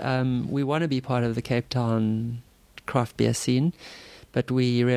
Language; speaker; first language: English; native; English